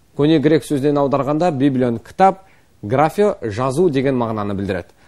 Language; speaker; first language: Kazakh; native; Kazakh